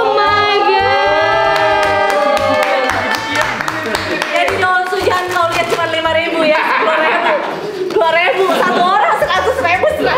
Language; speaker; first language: Indonesian; native; Indonesian